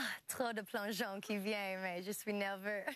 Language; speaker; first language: French; non-native, local second language; English